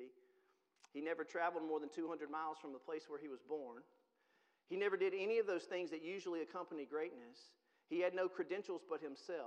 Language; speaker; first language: English; native; English